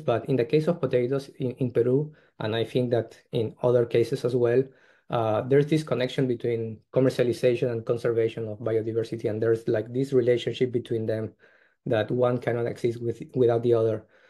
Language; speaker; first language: English; non-native, fluent; Spanish